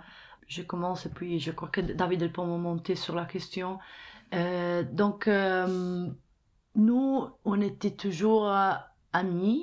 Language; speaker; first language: French; non-native, fluent; Italian